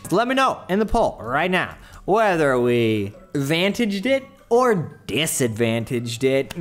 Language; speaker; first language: English; native; English